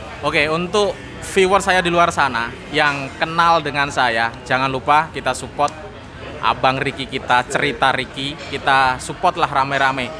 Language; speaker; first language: Indonesian; native; Indonesian